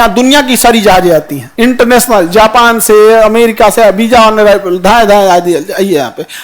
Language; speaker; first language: Hindi; native; Hindi